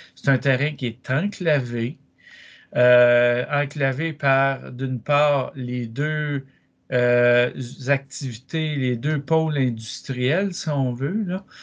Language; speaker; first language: French; native; French